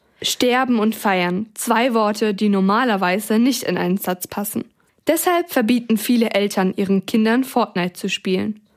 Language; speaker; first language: German; native; German